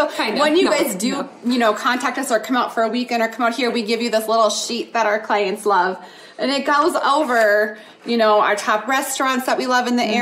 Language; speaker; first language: English; native; English